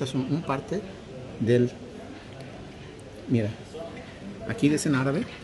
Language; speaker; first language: Spanish; non-native, learner; Arabic